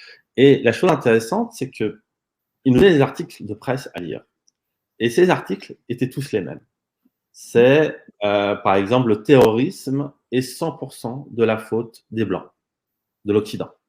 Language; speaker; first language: French; native; French